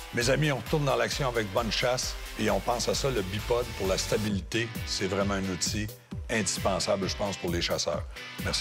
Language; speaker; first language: French; native; French